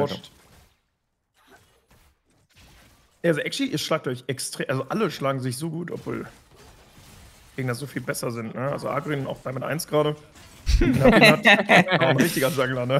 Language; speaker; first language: German; native; German